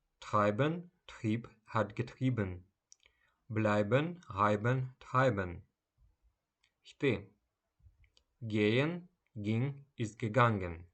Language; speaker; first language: German; non-native, fluent; Ukrainian